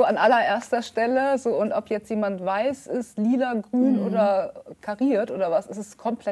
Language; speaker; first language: German; native; German